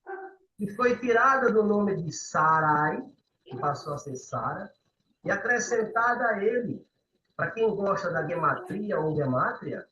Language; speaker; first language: Portuguese; native; Portuguese